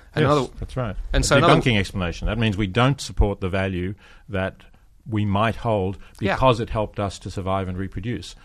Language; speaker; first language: English; native; English